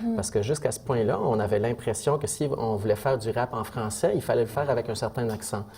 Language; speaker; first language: French; native; French